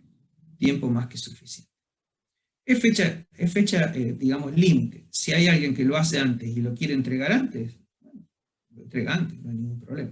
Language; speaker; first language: Spanish; native; Spanish